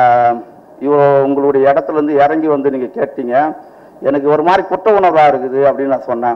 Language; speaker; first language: Tamil; native; Tamil